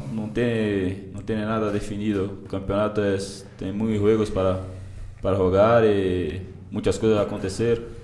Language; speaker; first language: Spanish; non-native, learner; Portuguese